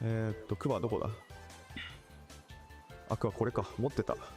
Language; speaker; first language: Japanese; native; Japanese